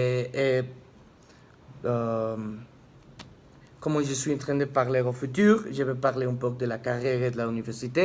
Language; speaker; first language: French; non-native, learner; Spanish